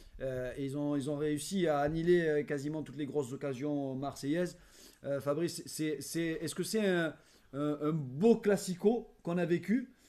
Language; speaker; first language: French; native; French